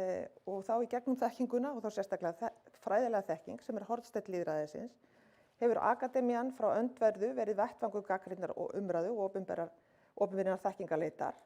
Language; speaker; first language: Icelandic; native; Icelandic